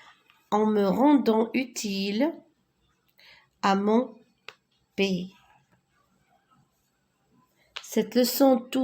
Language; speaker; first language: French; non-native, local second language; Arabic